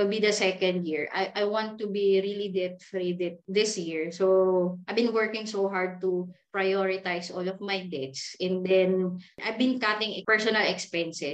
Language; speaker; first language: English; non-native, local second language; Cebuano